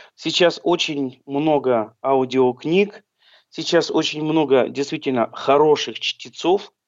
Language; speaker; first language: Russian; native; Russian